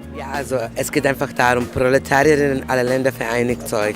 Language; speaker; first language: German; non-native, learner; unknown